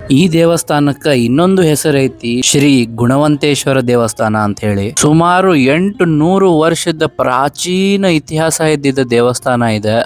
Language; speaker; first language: Kannada; native; Kannada